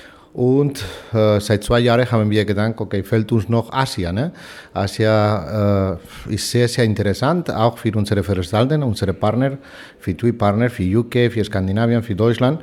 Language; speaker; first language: German; non-native, fluent; Spanish